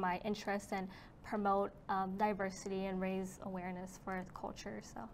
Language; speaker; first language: English; native; English